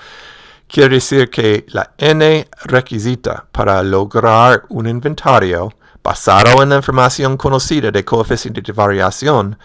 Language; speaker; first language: Spanish; non-native, fluent; English